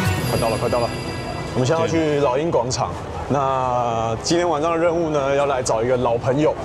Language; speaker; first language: Chinese; native; Chinese